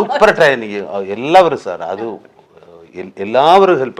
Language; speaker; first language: Tamil; non-native, learner; Malayalam